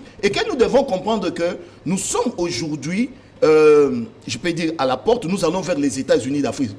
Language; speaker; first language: French; non-native, local second language; Lingala